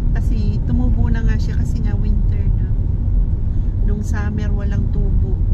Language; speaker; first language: Filipino; native; Filipino